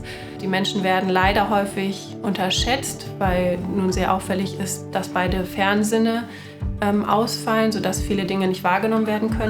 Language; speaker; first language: German; native; German